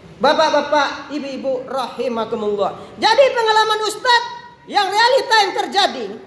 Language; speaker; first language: Malay; non-native, local second language; Minangkabau